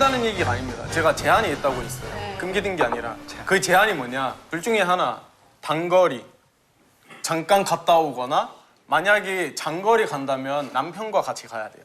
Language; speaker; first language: Korean; non-native, fluent; Arabic